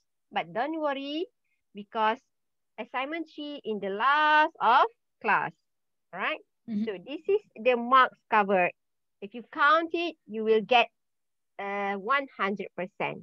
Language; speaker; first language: English; non-native, learner; Malay